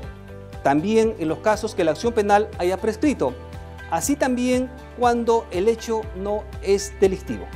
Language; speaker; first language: Spanish; native; Spanish